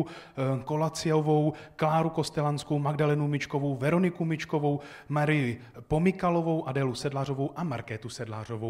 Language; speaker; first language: Czech; native; Czech